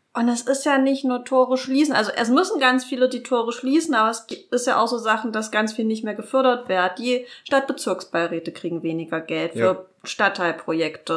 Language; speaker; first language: German; native; German